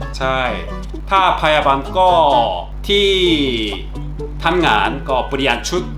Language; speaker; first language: Thai; non-native, learner; Korean